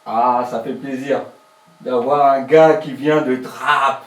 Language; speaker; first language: French; native; French